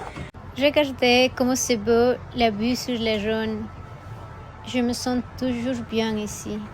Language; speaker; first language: French; non-native, learner; Spanish